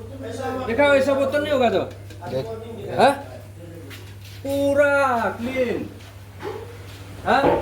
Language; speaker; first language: Hindi; non-native, local second language; Khasi